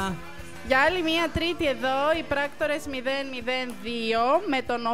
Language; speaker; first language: Greek; native; Greek